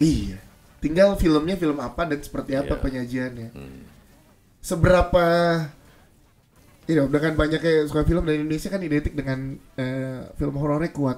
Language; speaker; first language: Indonesian; native; Indonesian